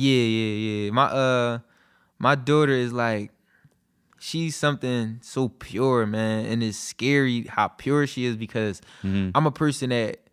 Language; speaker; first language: English; native; English